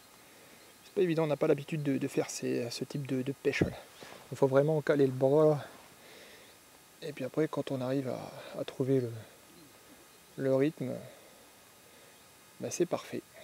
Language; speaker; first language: French; native; French